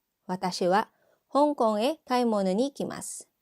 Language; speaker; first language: Japanese; non-native, fluent; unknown